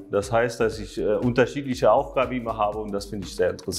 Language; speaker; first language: German; non-native, fluent; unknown